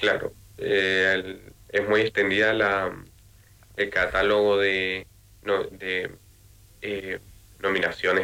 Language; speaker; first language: Spanish; native; Spanish